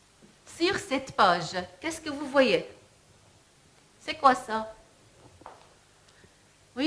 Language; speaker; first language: French; non-native, fluent; Arabic